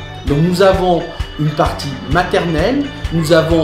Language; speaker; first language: French; native; French